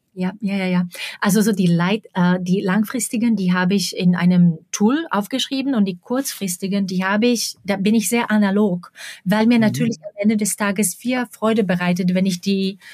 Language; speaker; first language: German; non-native, fluent; Slovak